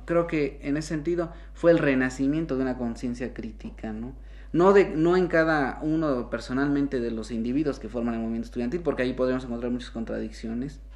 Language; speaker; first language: Spanish; native; Spanish